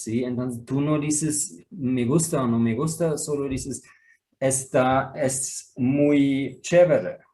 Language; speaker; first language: Spanish; non-native, fluent; German